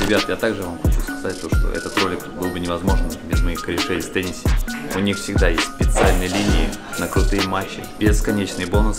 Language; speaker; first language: Russian; native; Russian